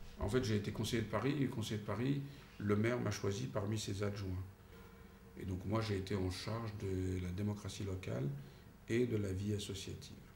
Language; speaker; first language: French; early bilingual, other home language; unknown